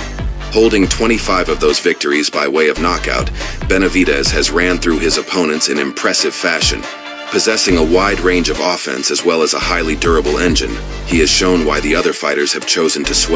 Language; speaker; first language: English; native; English